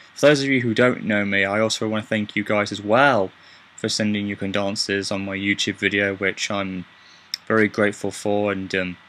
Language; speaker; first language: English; native; English